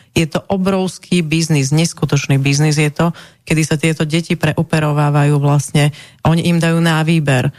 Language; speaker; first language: Slovak; native; Slovak